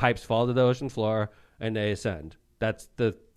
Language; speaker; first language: English; native; English